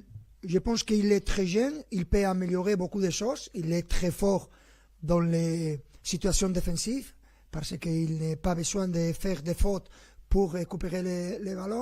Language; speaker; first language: French; non-native, fluent; Spanish